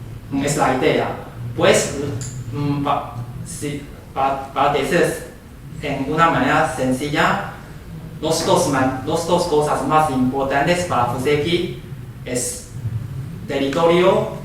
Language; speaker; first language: Spanish; non-native, fluent; Chinese